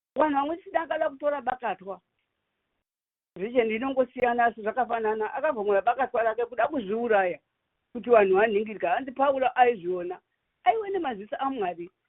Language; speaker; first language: Shona; non-native, local second language; North Ndebele